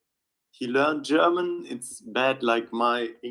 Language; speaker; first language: English; non-native, learner; German